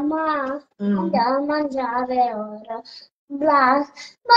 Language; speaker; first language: Italian; early bilingual, other home language; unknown